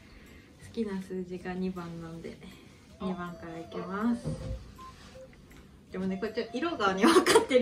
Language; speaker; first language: Japanese; native; Japanese